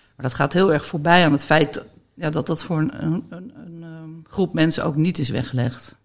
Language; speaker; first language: Dutch; native; Dutch